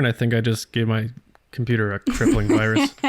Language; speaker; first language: English; native; English